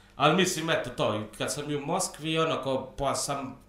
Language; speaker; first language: Serbian; non-native, fluent; Spanish